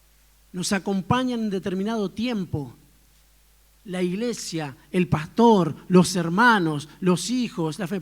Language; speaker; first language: Spanish; native; Spanish